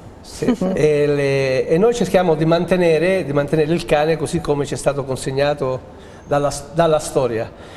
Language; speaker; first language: Italian; native; Italian